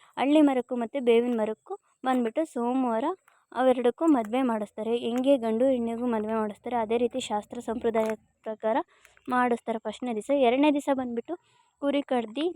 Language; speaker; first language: Kannada; native; Kannada